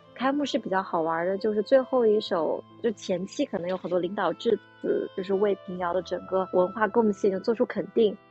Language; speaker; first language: Chinese; native; Chinese